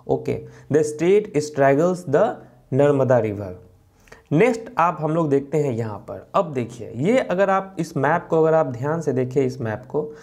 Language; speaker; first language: Hindi; native; Hindi